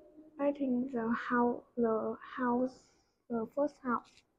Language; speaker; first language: English; non-native, learner; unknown